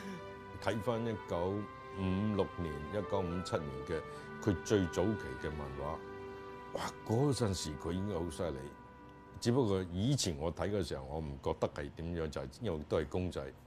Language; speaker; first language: Chinese; native; Chinese